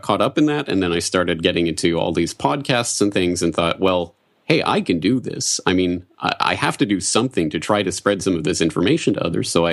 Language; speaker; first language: English; native; English